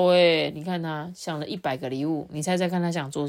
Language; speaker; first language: Chinese; native; Chinese